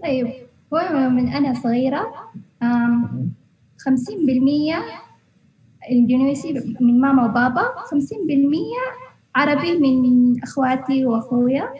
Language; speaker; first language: Arabic; early bilingual, other home language; Indonesian